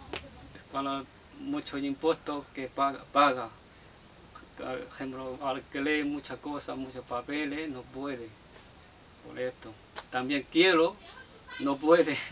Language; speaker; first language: Spanish; non-native, learner; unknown